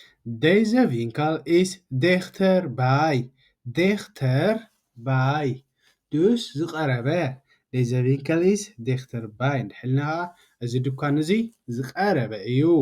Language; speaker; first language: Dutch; non-native, learner; Tigrinya